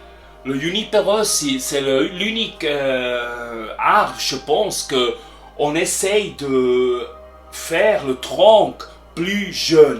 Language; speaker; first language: French; non-native, learner; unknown